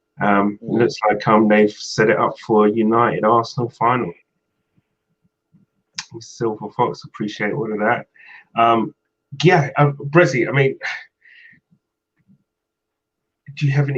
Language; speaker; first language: English; native; English